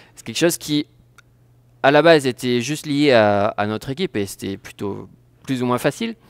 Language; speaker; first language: French; native; French